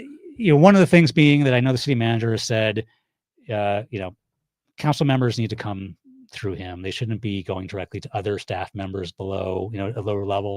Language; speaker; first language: English; native; English